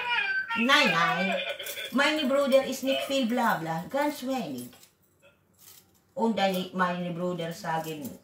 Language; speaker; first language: German; non-native, learner; Waray